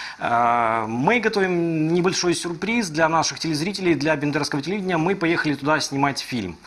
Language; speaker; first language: Russian; native; Russian